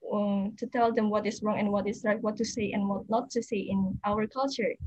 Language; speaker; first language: English; non-native, fluent; Indonesian